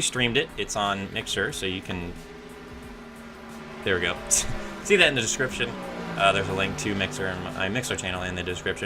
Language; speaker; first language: English; native; English